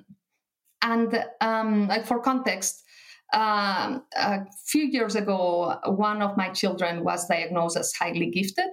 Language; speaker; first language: English; non-native, fluent; Catalan